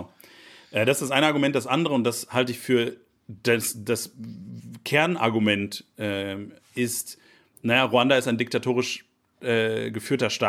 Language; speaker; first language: German; native; German